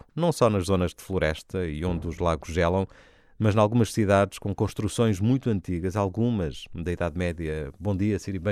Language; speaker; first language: Portuguese; native; Portuguese